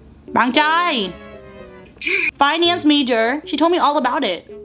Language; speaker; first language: English; early bilingual, other home language; Vietnamese